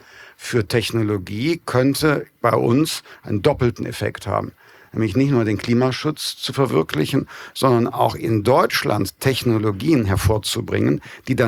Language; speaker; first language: German; native; German